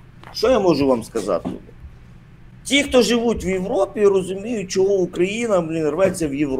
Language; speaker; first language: Ukrainian; native; Ukrainian